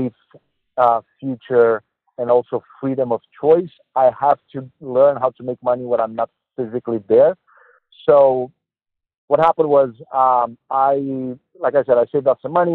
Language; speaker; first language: English; non-native, fluent; Romanian